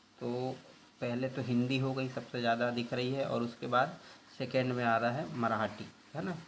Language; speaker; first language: Hindi; native; Hindi